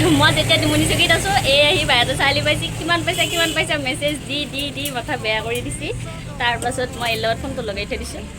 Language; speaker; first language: Assamese; native; Assamese